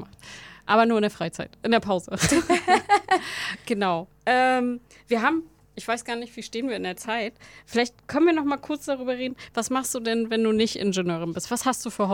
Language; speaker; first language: German; native; German